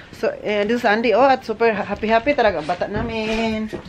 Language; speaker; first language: English; non-native, local second language; Filipino